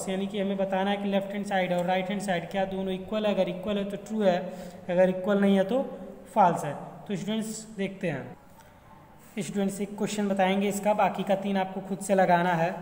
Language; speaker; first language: Hindi; native; Hindi